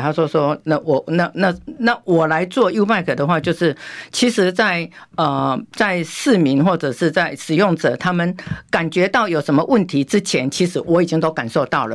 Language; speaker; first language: Chinese; native; Chinese